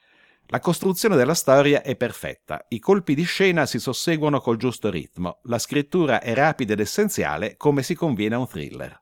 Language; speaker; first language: Italian; native; Italian